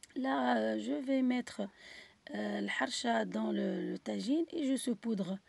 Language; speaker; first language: French; non-native, local second language; Arabic